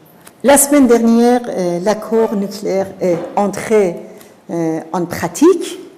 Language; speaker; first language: French; non-native, fluent; Persian